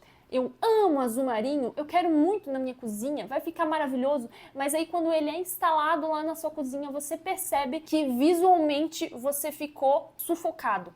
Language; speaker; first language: Portuguese; native; Portuguese